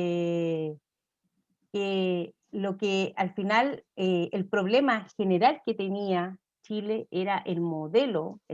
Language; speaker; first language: Spanish; native; Spanish